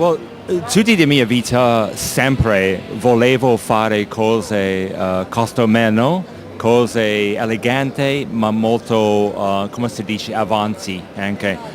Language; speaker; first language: Italian; non-native, learner; English